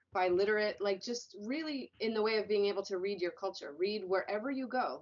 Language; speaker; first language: English; native; English